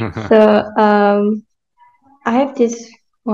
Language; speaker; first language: English; non-native, local second language; Malay